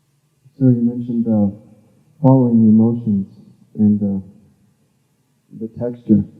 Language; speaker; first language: English; native; English